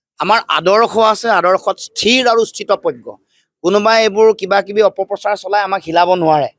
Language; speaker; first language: Assamese; native; Assamese